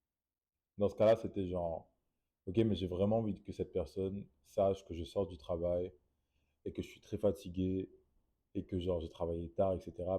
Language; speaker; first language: French; native; French